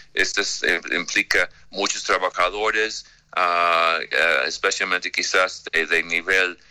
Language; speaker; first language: Spanish; non-native, fluent; English